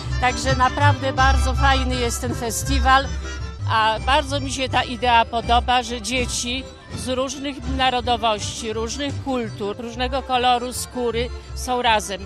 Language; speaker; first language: Polish; native; Polish